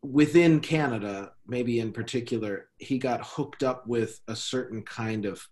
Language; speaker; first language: English; native; English